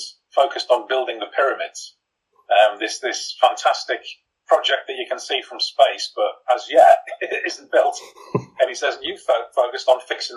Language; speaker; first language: English; native; English